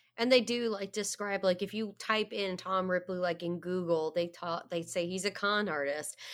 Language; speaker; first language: English; native; English